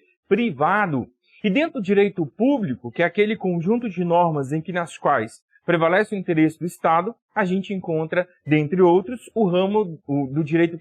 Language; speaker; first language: Portuguese; native; Portuguese